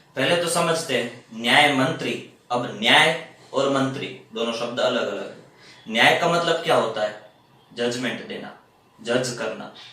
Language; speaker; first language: Hindi; non-native, local second language; Gujarati